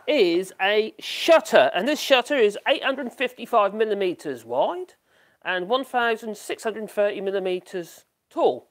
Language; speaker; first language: English; native; English